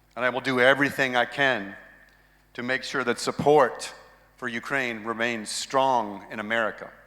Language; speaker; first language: English; native; English